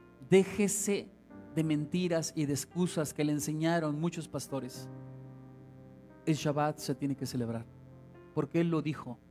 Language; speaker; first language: Spanish; native; Spanish